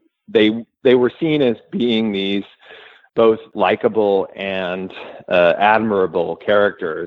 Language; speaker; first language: English; native; English